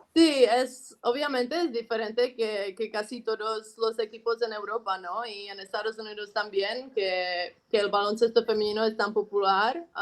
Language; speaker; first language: Spanish; non-native, fluent; Czech